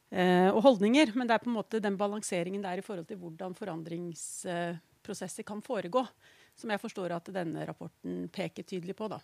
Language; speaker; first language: Norwegian; native; Norwegian